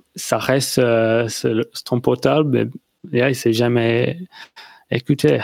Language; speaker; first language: French; non-native, fluent; English